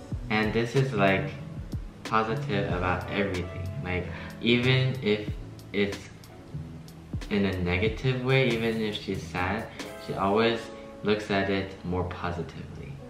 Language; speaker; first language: English; early bilingual, other home language; Chinese